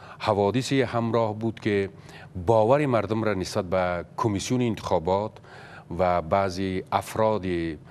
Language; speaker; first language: Persian; native; Persian